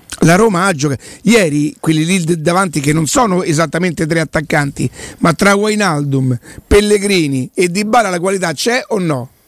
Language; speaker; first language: Italian; native; Italian